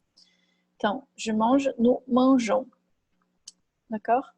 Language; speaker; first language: French; non-native, fluent; Portuguese